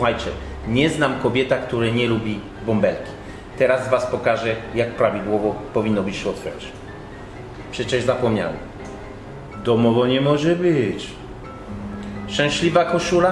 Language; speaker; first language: Polish; non-native, learner; French